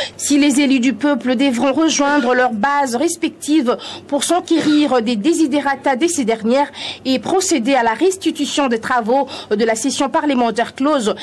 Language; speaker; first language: French; non-native, local second language; Lingala